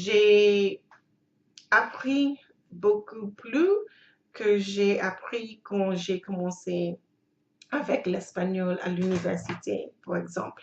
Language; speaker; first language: French; non-native, learner; English